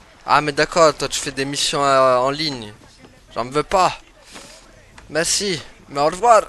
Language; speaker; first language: French; native; French